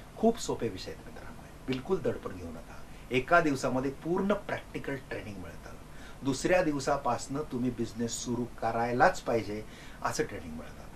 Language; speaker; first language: Marathi; non-native, local second language; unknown